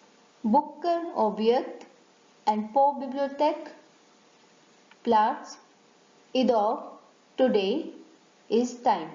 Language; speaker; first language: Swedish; non-native, learner; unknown